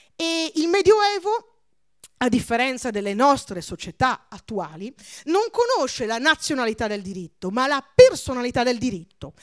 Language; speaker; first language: Italian; early bilingual, other home language; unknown